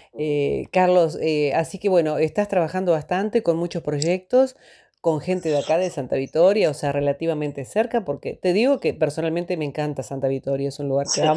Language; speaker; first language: Spanish; native; Spanish